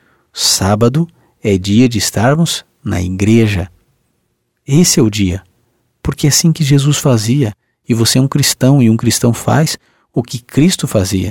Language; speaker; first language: Portuguese; native; Portuguese